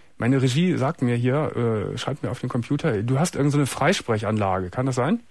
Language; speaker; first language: German; native; German